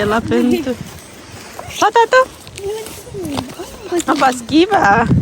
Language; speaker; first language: Finnish; non-native, learner; Kinyarwanda